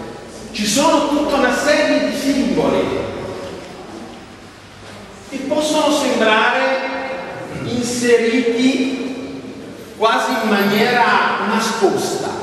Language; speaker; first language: Italian; native; Italian